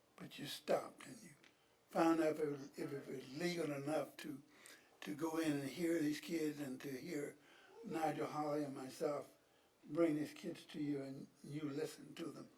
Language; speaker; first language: English; native; English